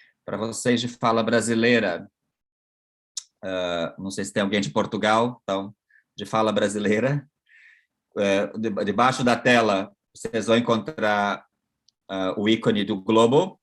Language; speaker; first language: Portuguese; non-native, fluent; Spanish